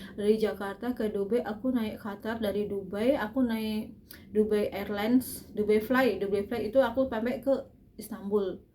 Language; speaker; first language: Indonesian; native; Indonesian